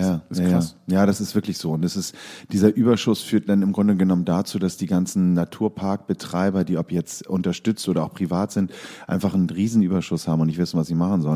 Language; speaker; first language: German; native; German